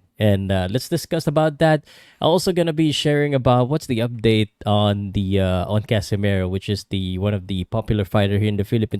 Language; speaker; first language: English; non-native, local second language; Filipino